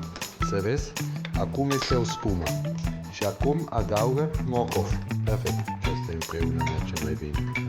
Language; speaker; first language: Romanian; non-native, learner; Swiss German